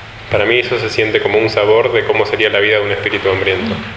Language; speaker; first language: Spanish; native; Spanish